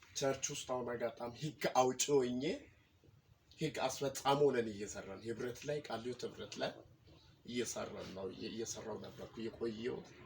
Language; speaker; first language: Amharic; non-native, local second language; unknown